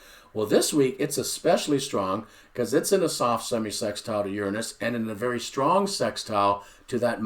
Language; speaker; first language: English; native; English